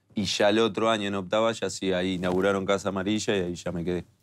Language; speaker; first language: Spanish; native; Spanish